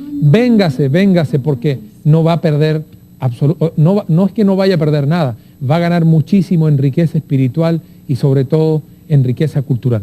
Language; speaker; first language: Spanish; native; Spanish